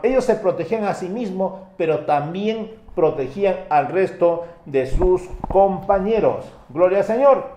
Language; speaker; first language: Spanish; native; Spanish